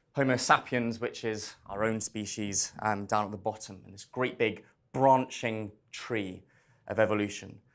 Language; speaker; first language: English; native; English